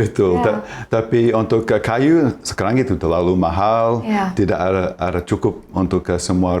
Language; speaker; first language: Indonesian; non-native, fluent; English